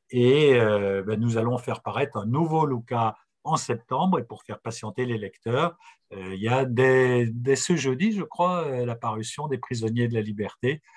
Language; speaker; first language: French; native; French